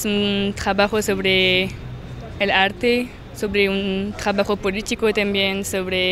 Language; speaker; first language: Spanish; non-native, learner; French